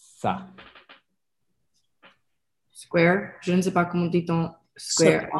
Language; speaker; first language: French; non-native, learner; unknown